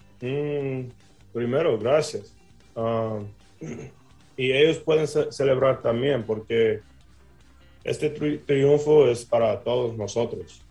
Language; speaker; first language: Spanish; early bilingual, heritage; English